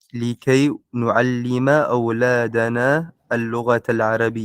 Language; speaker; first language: Arabic; non-native, learner; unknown